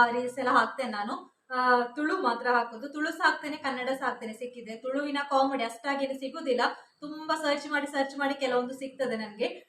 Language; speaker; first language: Kannada; non-native, local second language; Tulu